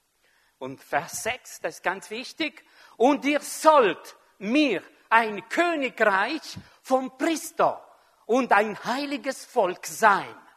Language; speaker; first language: German; non-native, fluent; French